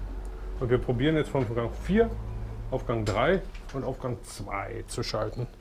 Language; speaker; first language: German; native; German